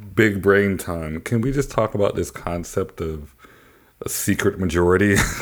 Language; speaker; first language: English; native; English